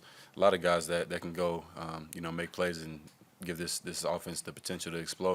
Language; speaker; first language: English; native; English